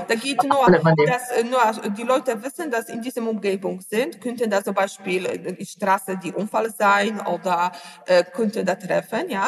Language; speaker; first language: German; non-native, learner; Polish